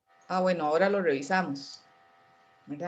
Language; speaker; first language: Spanish; native; Spanish